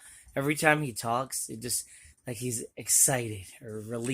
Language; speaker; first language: English; native; English